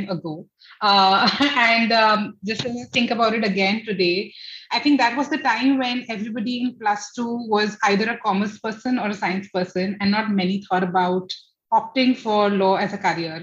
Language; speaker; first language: English; non-native, local second language; Hindi